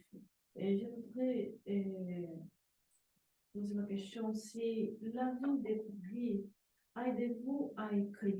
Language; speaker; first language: French; non-native, learner; Portuguese